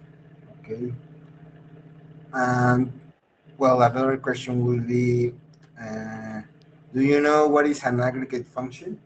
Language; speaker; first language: English; non-native, fluent; Spanish